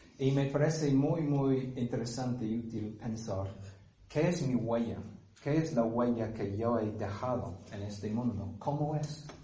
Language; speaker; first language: Spanish; non-native, fluent; English